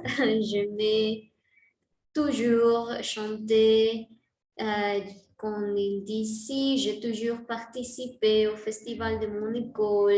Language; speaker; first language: French; non-native, learner; Spanish